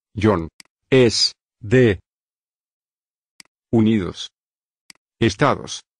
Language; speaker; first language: Spanish; non-native, learner; Vietnamese